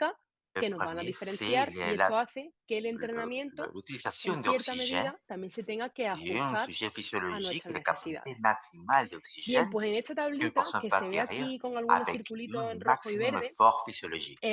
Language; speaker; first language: French; non-native, learner; Spanish